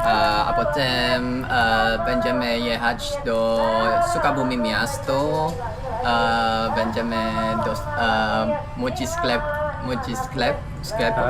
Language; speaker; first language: Polish; non-native, learner; Indonesian